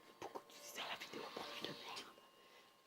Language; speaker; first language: French; native; French